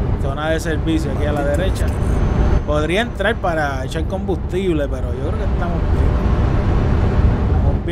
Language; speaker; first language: Spanish; native; Spanish